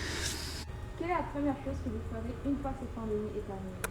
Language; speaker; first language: French; native; French